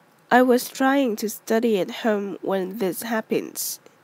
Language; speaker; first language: English; non-native, local second language; Cantonese